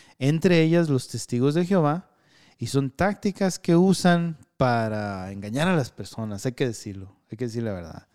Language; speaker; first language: Spanish; early bilingual, heritage; Spanish